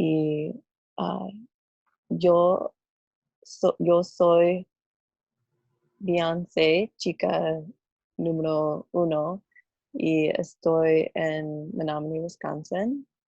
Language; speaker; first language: Spanish; non-native, learner; English